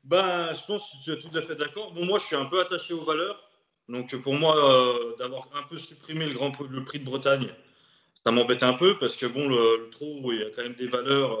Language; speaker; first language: French; native; French